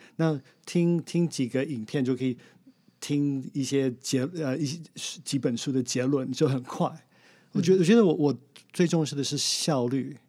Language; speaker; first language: Chinese; non-native, fluent; English